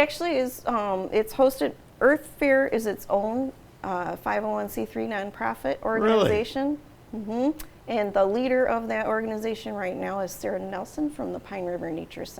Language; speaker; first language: English; native; English